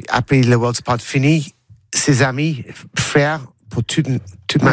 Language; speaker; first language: French; non-native, learner; English